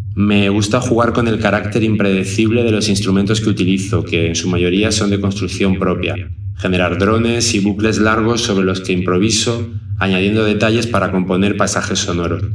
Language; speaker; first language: Spanish; native; Spanish